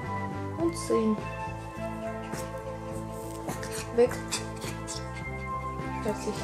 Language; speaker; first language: German; non-native, learner; Russian